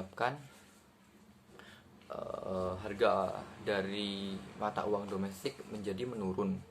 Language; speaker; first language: Indonesian; native; Indonesian